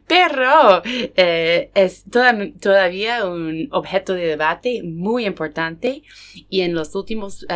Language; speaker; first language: Spanish; non-native, fluent; English